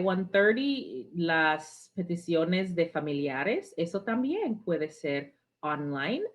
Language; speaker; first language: Spanish; non-native, fluent; English